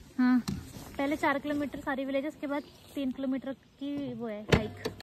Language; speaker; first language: Hindi; native; Hindi